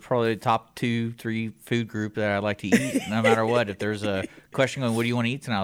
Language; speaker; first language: English; native; English